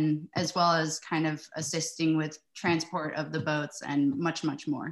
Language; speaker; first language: English; native; English